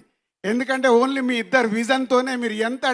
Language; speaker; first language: Telugu; native; Telugu